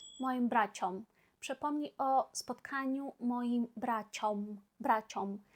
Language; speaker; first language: Polish; non-native, fluent; Ukrainian